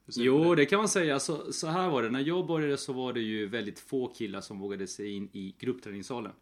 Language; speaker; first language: Swedish; early bilingual, other home language; Spanish